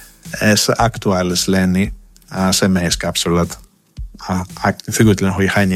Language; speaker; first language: Hungarian; non-native, learner; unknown